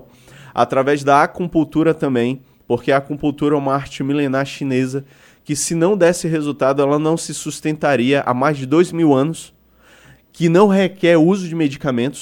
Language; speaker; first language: Portuguese; native; Portuguese